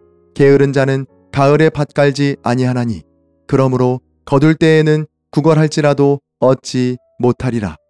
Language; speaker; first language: Korean; native; Korean